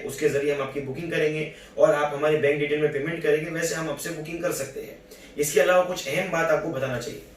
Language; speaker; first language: Hindi; native; Hindi